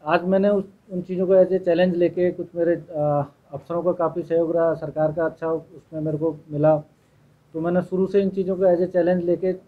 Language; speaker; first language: Hindi; native; Hindi